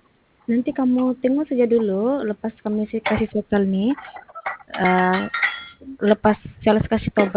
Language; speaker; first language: Malay; native; Malay